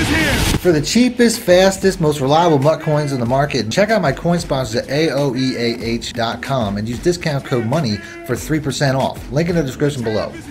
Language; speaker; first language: English; native; English